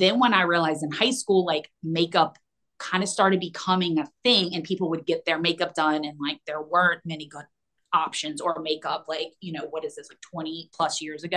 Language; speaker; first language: English; native; English